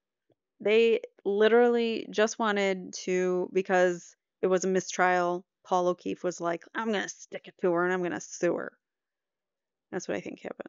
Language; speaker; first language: English; native; English